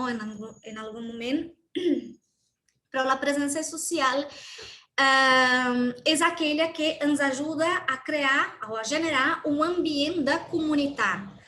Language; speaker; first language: Catalan; non-native, fluent; Portuguese